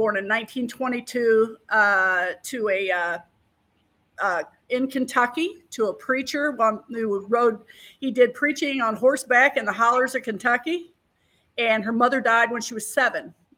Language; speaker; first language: English; native; English